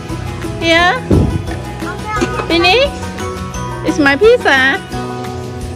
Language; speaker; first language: English; non-native, learner; Khmer